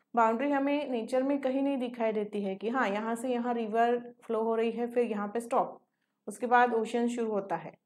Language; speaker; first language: Hindi; non-native, local second language; Marathi